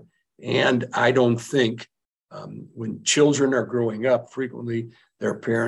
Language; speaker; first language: English; native; English